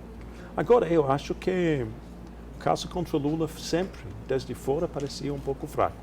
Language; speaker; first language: Portuguese; non-native, fluent; English